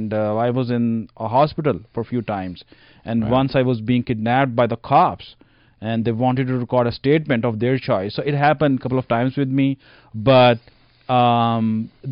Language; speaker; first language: English; non-native, local second language; Punjabi